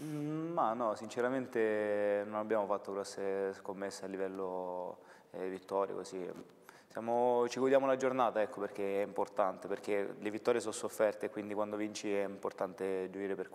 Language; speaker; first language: Italian; native; Italian